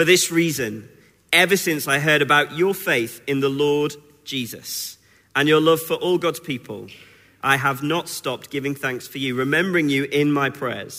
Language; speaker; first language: English; native; English